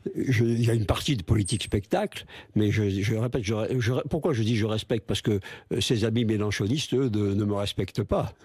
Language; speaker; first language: French; native; French